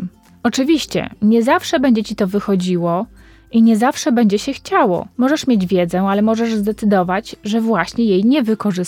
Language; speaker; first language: Polish; native; Polish